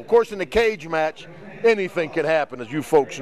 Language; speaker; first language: English; native; English